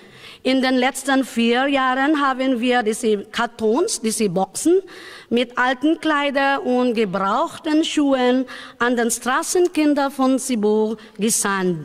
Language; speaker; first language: German; non-native, learner; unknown